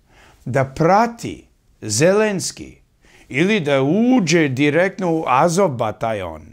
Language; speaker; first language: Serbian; early bilingual, heritage; English